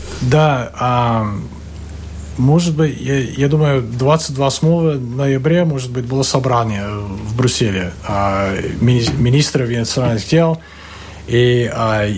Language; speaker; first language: Russian; non-native, fluent; English